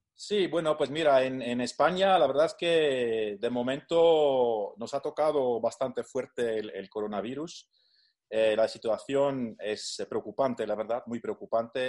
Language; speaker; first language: Spanish; non-native, fluent; Dutch